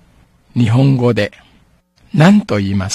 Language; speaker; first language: Japanese; non-native, fluent; Min Nan Chinese